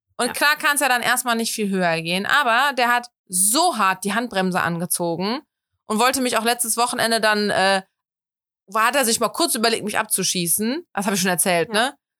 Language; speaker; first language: German; native; German